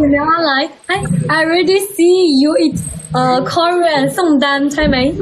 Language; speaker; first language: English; non-native, learner; Chinese